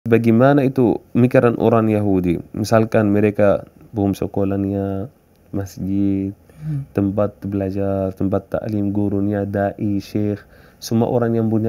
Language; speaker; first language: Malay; non-native, fluent; Arabic